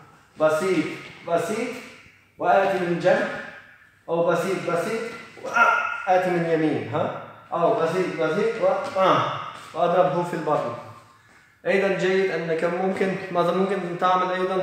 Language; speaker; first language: Arabic; non-native, fluent; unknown